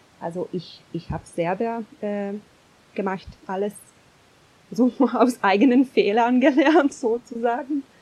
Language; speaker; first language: German; non-native, fluent; Hungarian